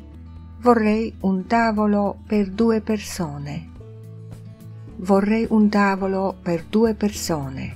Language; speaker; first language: Italian; non-native, fluent; Polish